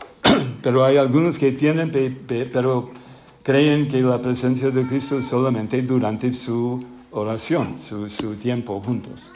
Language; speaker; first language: Spanish; non-native, fluent; English